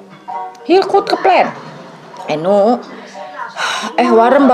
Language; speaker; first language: Dutch; non-native, learner; Indonesian